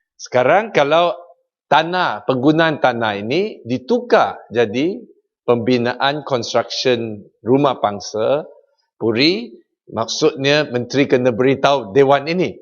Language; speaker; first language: Malay; non-native, local second language; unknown